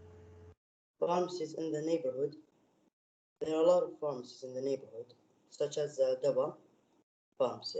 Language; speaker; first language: English; non-native, learner; Arabic